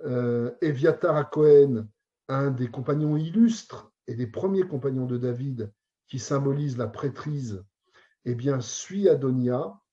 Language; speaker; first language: French; native; French